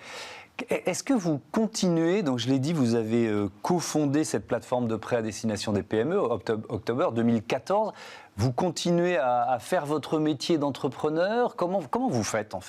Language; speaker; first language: French; native; French